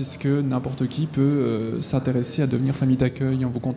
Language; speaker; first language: French; native; French